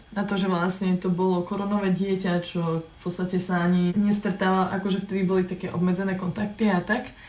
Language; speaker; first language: Slovak; native; Slovak